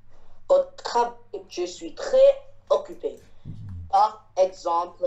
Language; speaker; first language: French; non-native, learner; Chinese